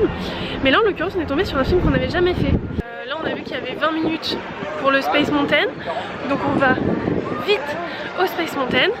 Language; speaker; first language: French; native; French